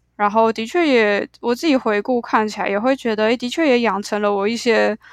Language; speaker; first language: Chinese; native; Chinese